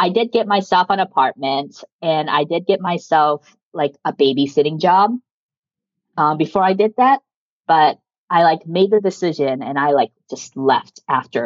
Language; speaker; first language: English; early bilingual, other home language; Japanese